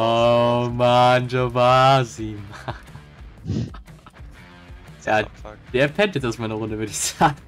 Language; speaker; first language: German; native; German